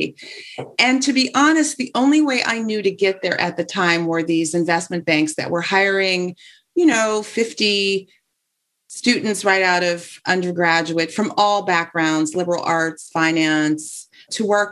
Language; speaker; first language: English; native; English